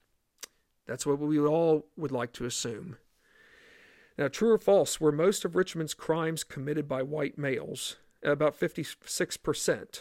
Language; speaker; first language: English; native; English